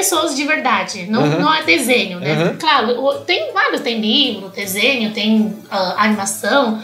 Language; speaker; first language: Portuguese; non-native, fluent; Chinese